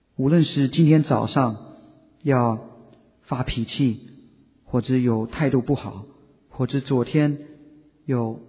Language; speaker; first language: Chinese; non-native, fluent; English